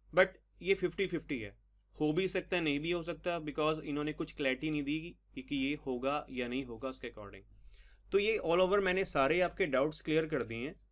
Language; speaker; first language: Hindi; non-native, local second language; Punjabi